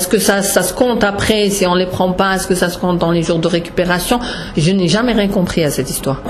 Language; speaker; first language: French; non-native, local second language; Arabic